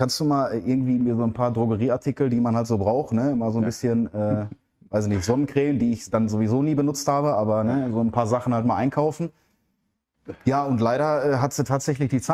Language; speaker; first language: German; native; German